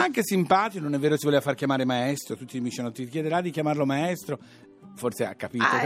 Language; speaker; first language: Italian; native; Italian